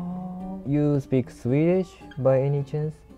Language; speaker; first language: English; non-native, fluent; Japanese